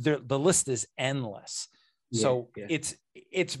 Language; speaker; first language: English; native; English